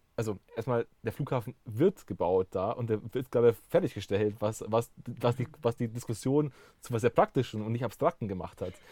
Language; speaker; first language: German; native; German